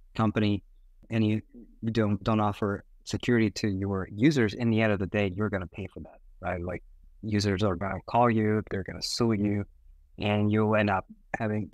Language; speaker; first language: English; non-native, fluent; Portuguese